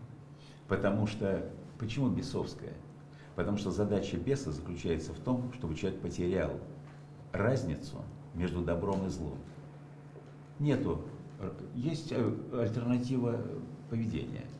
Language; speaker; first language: Russian; native; Russian